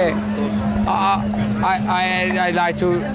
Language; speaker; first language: English; non-native, learner; Hungarian